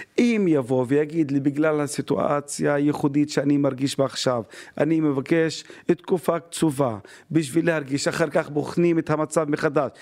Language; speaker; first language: Hebrew; non-native, local second language; Arabic